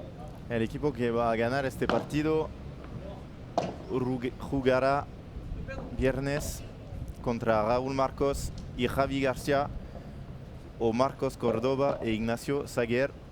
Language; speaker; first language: Spanish; non-native, learner; French